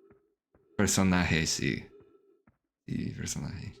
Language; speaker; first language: Spanish; non-native, learner; English